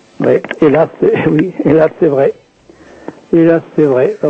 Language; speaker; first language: French; native; French